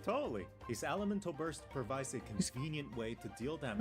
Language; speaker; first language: English; native; English